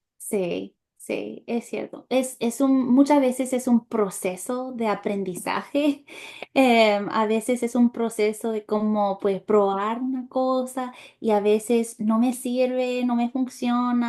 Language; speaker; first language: Spanish; non-native, fluent; English